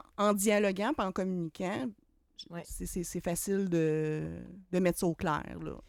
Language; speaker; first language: French; native; French